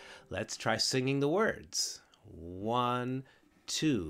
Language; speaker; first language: English; native; English